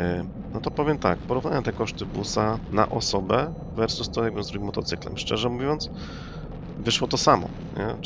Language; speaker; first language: Polish; native; Polish